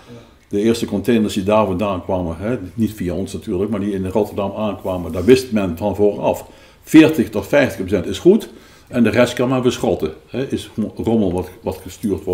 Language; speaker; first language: Dutch; native; Dutch